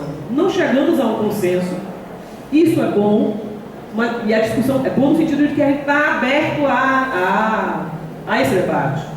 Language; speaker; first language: Portuguese; native; Portuguese